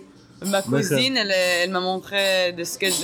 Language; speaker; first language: French; non-native, learner; Hebrew